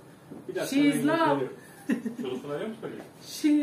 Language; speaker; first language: English; non-native, learner; Turkish